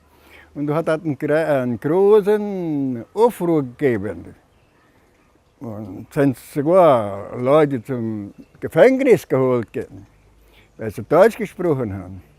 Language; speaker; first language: German; early bilingual, heritage; German